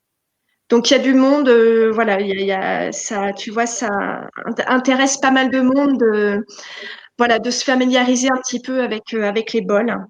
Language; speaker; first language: French; native; French